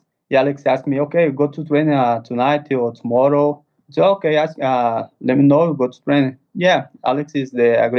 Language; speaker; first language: English; non-native, learner; Portuguese